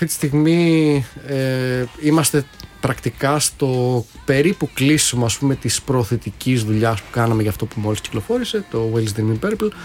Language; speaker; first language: Greek; native; Greek